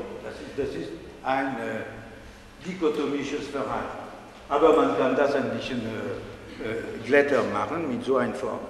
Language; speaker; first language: German; non-native, fluent; French